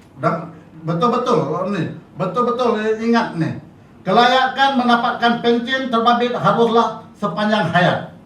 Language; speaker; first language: Malay; native; Malay